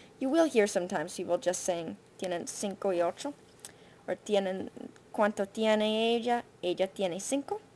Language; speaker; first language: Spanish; non-native, fluent; English